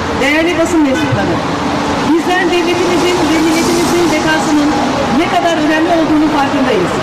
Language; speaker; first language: Turkish; native; Turkish